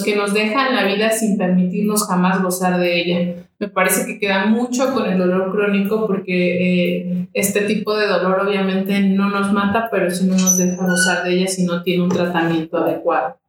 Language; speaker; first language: Spanish; native; Spanish